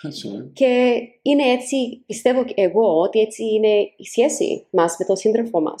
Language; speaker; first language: Greek; early bilingual, heritage; Greek